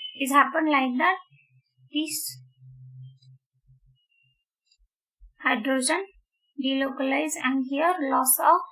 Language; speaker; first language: English; non-native, local second language; Marathi